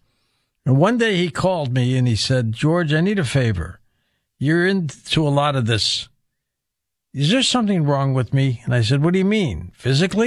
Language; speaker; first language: English; native; English